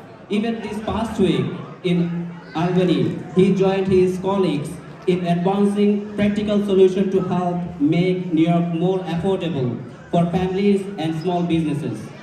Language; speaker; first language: English; non-native, local second language; Bangla